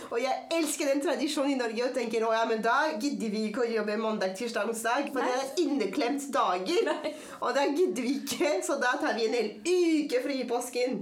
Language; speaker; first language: Norwegian; non-native, fluent; French